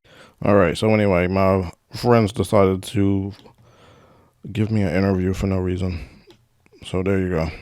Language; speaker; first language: English; native; English